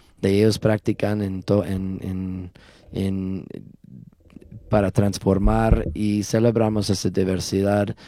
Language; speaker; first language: Spanish; non-native, learner; English